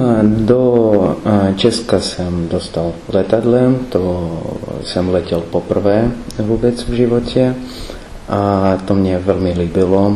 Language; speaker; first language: Slovak; non-native, learner; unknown